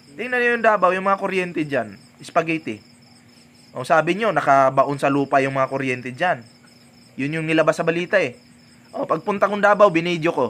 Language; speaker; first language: Filipino; non-native, local second language; Cebuano